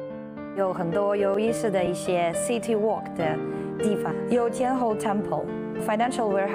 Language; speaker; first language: Chinese; non-native, fluent; Russian